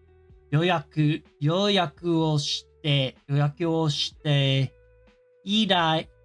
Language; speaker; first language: Japanese; non-native, learner; English